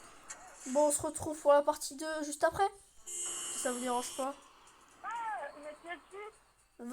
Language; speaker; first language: French; native; French